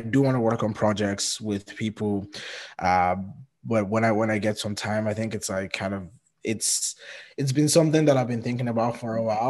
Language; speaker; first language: English; non-native, local second language; Yoruba